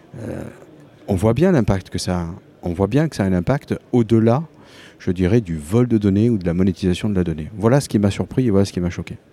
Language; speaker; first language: French; native; French